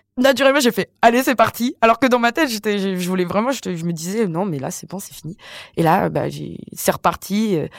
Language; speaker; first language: French; non-native, local second language; Malagasy